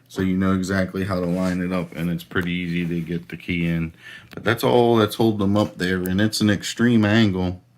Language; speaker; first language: English; native; English